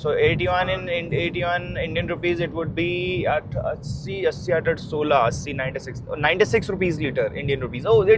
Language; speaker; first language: English; non-native, local second language; Hindi